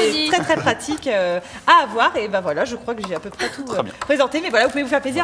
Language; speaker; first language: French; native; French